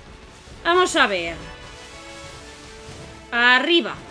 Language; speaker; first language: Spanish; native; Spanish